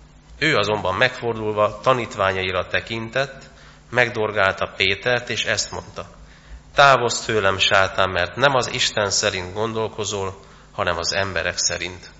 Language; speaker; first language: Hungarian; native; Hungarian